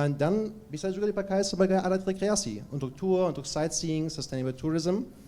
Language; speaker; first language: Indonesian; non-native, fluent; German